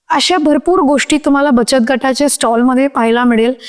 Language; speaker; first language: Marathi; non-native, local second language; Hindi